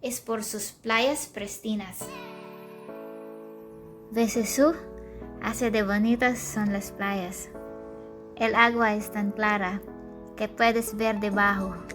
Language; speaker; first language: Spanish; non-native, learner; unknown